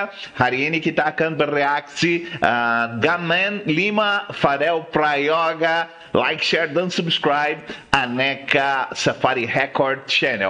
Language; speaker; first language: Indonesian; non-native, fluent; Portuguese